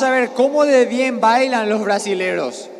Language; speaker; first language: Spanish; native; Spanish